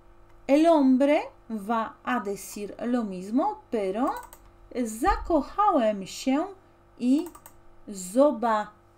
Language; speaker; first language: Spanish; non-native, fluent; Polish